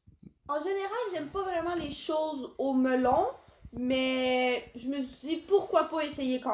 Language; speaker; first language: French; native; French